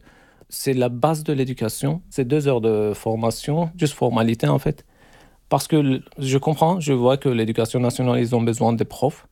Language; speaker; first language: French; non-native, learner; Turkish